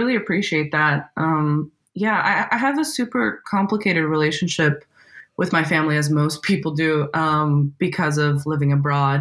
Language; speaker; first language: English; non-native, fluent; Portuguese